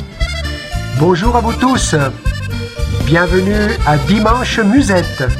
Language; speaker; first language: French; native; French